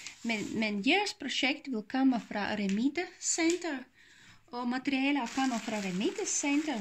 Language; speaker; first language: Danish; non-native, fluent; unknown